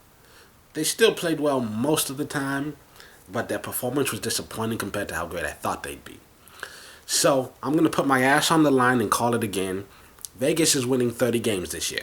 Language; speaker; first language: English; native; English